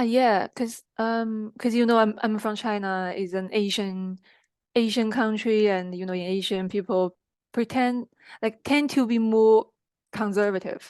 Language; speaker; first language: English; non-native, fluent; Chinese